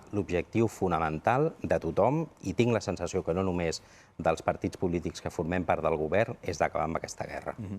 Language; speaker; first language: Catalan; non-native, local second language; Spanish